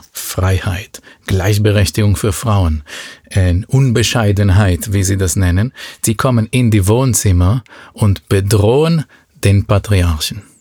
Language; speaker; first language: German; non-native, fluent; Hebrew